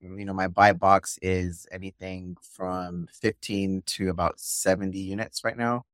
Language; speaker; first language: English; native; English